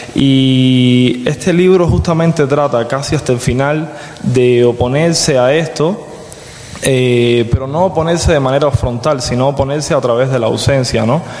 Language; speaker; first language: Spanish; native; Spanish